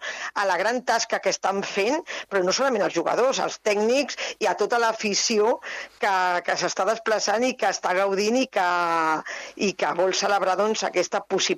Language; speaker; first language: Catalan; native; Catalan